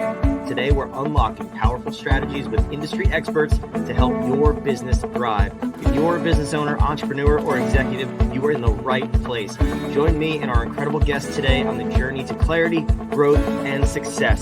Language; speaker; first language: English; native; English